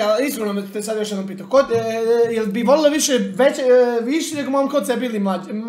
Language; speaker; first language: Bosnian; native; Bosnian